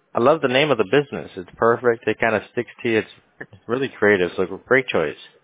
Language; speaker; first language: English; early bilingual, other home language; Spanish